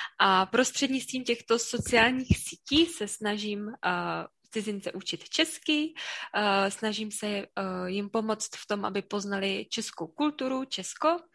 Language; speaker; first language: Czech; native; Czech